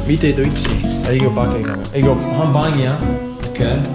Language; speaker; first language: Korean; non-native, learner; English